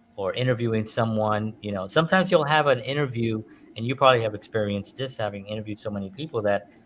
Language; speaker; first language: English; native; English